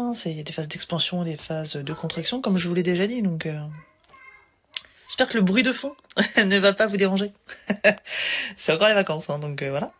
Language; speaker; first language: French; native; French